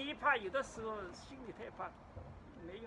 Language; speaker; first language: Chinese; native; Chinese